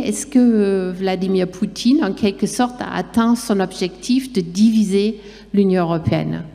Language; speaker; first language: French; non-native, fluent; German